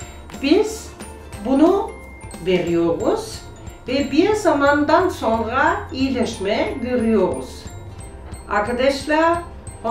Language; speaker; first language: Turkish; non-native, learner; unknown